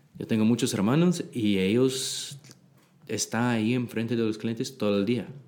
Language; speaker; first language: Spanish; non-native, learner; English